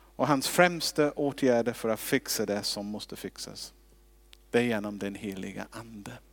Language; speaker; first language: Swedish; non-native, fluent; English